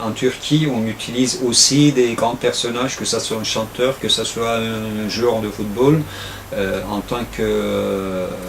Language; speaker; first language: French; non-native, fluent; Turkish